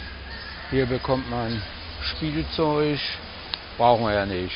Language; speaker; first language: German; native; German